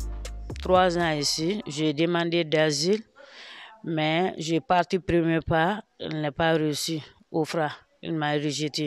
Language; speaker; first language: French; non-native, learner; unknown